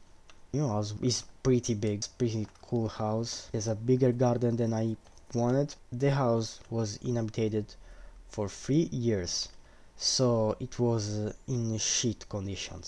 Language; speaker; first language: English; non-native, fluent; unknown